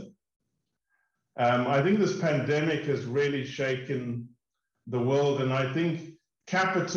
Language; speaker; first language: English; native; English